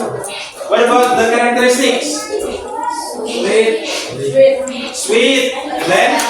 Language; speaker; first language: English; non-native, fluent; Indonesian